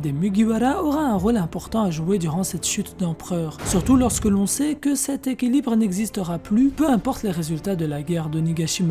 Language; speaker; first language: French; native; French